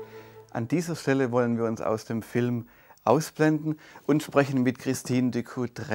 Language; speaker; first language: German; native; German